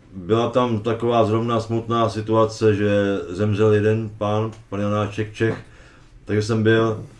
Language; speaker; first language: Czech; native; Czech